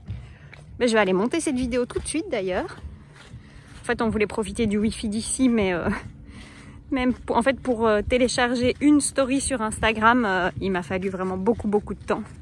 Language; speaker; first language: French; native; French